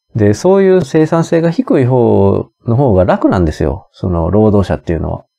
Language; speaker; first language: Japanese; native; Japanese